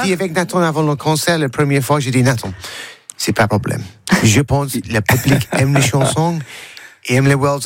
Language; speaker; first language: French; non-native, learner; English